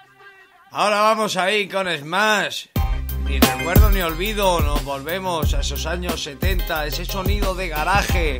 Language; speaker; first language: Spanish; native; Spanish